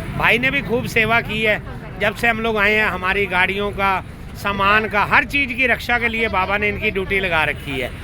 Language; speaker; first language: Hindi; non-native, local second language; Marathi